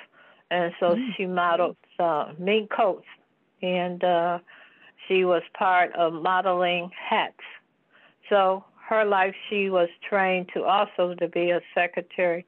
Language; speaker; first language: English; native; English